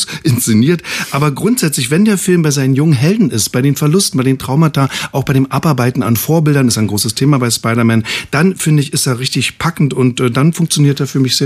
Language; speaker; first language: German; native; German